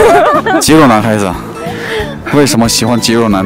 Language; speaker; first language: Chinese; non-native, learner; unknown